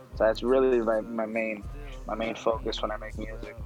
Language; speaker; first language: English; non-native, fluent; Spanish